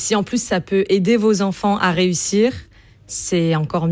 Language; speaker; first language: French; native; French